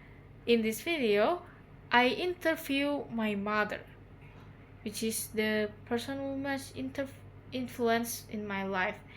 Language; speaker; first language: English; non-native, learner; Indonesian